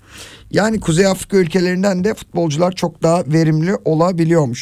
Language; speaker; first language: Turkish; native; Turkish